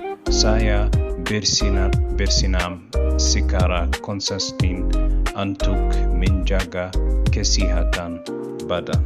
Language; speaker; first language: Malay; non-native, learner; Arabic